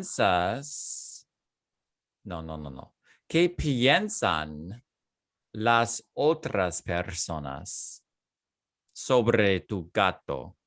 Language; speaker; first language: Spanish; non-native, fluent; English